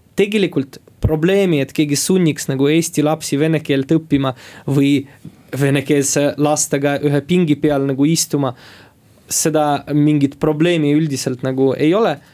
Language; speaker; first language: Estonian; non-native, local second language; Russian